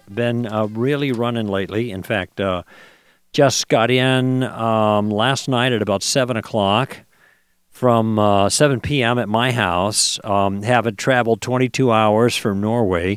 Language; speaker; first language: English; native; English